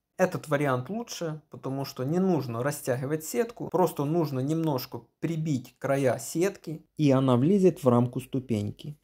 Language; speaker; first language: Russian; non-native, local second language; Ukrainian